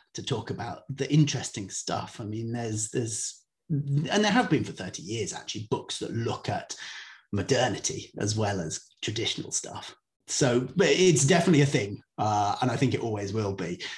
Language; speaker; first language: English; native; English